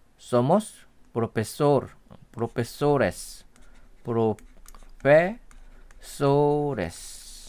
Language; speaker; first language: Spanish; non-native, fluent; Korean